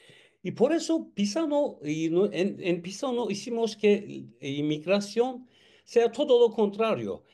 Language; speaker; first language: Spanish; non-native, learner; Turkish